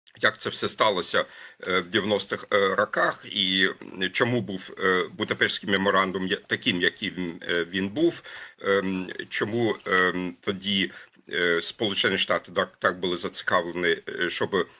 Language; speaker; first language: Ukrainian; non-native, fluent; German